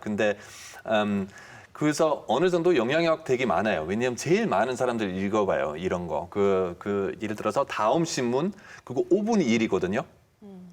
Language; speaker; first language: Korean; non-native, fluent; German